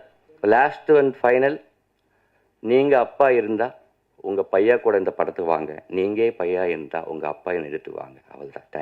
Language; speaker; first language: Tamil; non-native, learner; Telugu